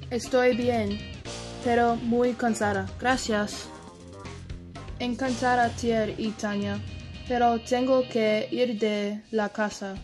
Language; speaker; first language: Spanish; non-native, learner; English